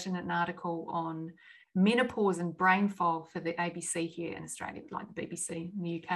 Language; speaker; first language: English; native; English